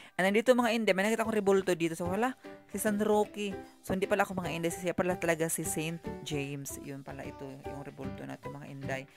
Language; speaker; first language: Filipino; non-native, local second language; Cebuano